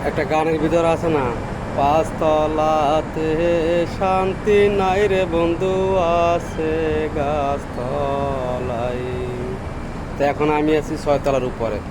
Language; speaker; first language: Bangla; native; Bangla